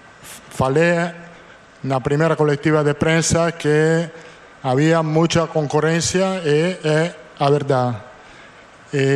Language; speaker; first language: Portuguese; non-native, fluent; Italian